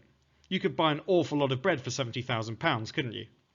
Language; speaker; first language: English; native; English